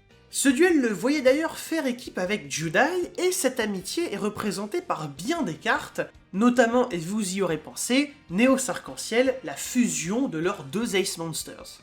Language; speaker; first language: French; native; French